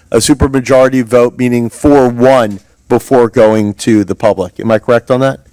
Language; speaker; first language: English; native; English